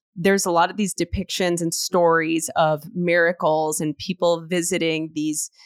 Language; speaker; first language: English; native; English